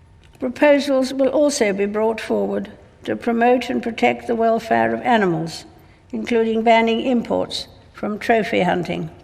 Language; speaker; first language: English; native; English